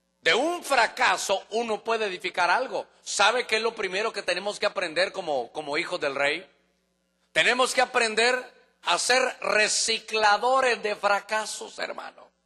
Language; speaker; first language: Spanish; native; Spanish